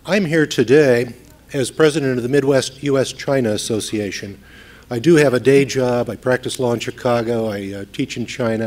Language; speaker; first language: English; native; English